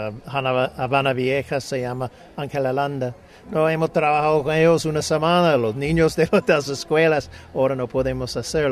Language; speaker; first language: Spanish; non-native, fluent; English